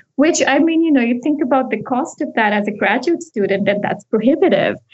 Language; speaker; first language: English; non-native, local second language; Hindi